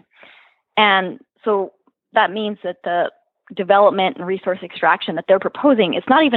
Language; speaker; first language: English; native; English